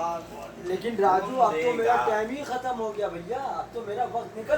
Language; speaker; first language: Hindi; native; Hindi